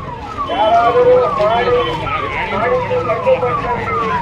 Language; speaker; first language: Kannada; native; Kannada